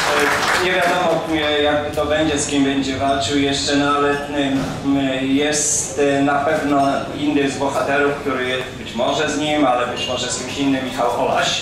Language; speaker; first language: Polish; native; Polish